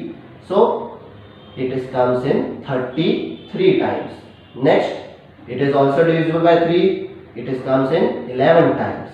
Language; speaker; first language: English; non-native, local second language; Hindi